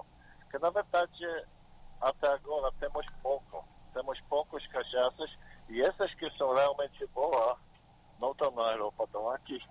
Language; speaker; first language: Portuguese; non-native, learner; Polish